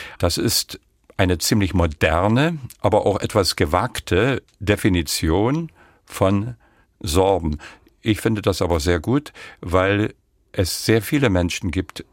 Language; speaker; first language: German; non-native, local second language; Upper Sorbian